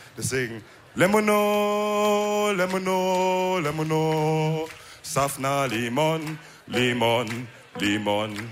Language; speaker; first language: German; early bilingual, other home language; Wolof